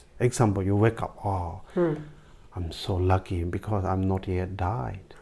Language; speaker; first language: English; non-native, learner; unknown